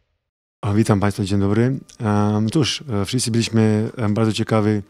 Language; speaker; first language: Polish; non-native, fluent; Serbian